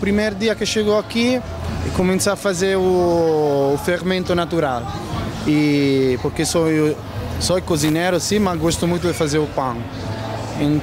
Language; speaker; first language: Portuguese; non-native, learner; Italian